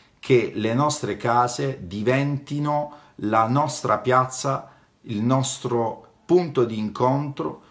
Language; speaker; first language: Italian; native; Italian